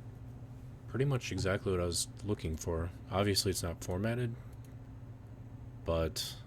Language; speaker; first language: English; native; English